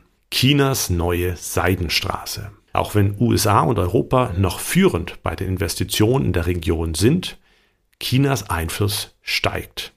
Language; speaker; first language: German; native; German